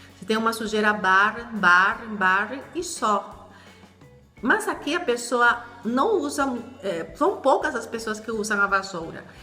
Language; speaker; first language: Portuguese; non-native, fluent; Spanish